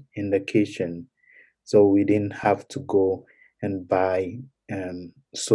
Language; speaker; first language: English; non-native, local second language; Ewe